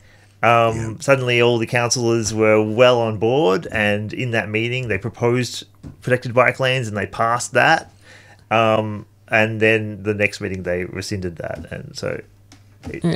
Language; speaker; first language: English; native; English